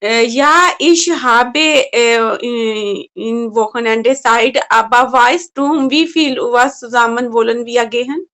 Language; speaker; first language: German; non-native, learner; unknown